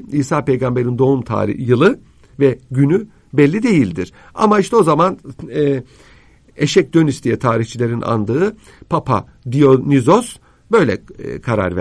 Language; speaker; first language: Turkish; native; Turkish